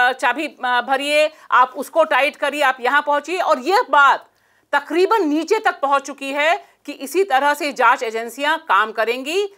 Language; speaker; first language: Hindi; native; Hindi